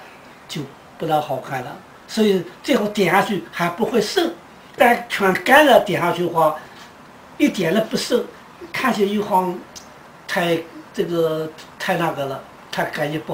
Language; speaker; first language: Chinese; native; Chinese